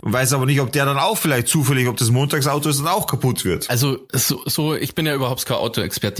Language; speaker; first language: German; native; German